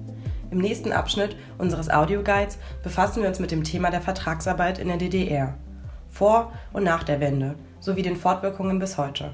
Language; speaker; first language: German; native; German